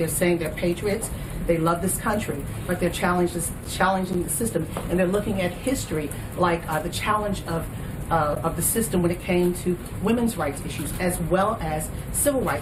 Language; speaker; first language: English; native; English